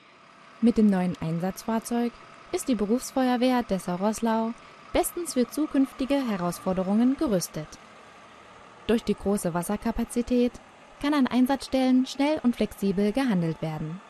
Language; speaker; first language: German; native; German